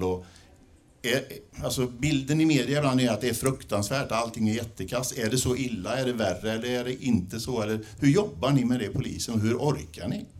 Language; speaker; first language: Swedish; native; Swedish